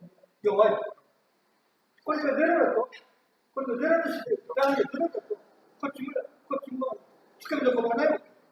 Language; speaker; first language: Japanese; native; Japanese